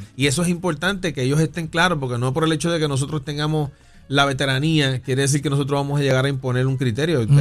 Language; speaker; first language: Spanish; native; Spanish